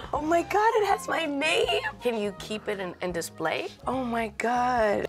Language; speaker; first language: English; native; English